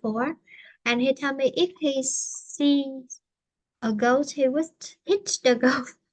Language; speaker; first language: English; non-native, fluent; Vietnamese